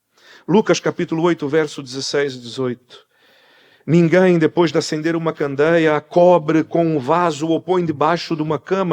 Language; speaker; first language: Portuguese; native; Portuguese